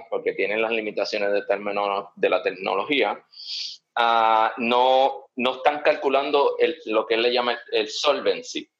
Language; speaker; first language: Spanish; early bilingual, heritage; Spanish